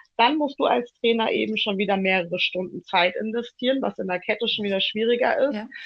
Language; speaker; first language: German; early bilingual, other home language; Italian